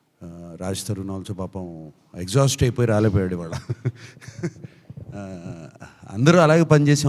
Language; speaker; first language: Telugu; native; Telugu